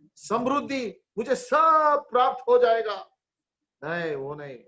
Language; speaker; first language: Hindi; non-native, local second language; Marathi